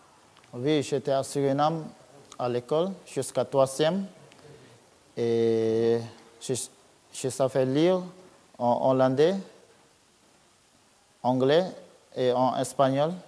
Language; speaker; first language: French; non-native, learner; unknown